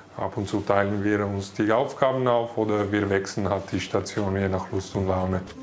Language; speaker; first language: German; non-native, fluent; Slovak